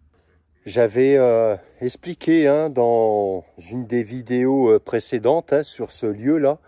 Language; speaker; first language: French; native; French